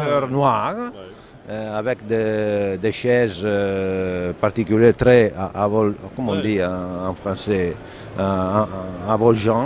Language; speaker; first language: French; non-native, fluent; Italian